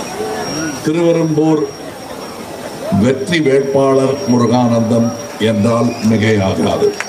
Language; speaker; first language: Tamil; native; Tamil